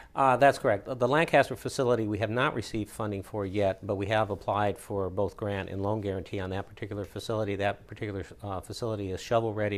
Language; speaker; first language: English; native; English